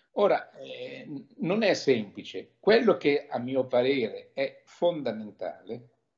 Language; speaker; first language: Italian; native; Italian